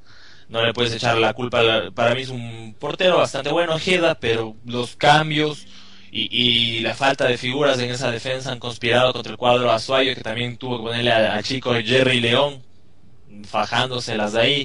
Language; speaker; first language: Spanish; native; Spanish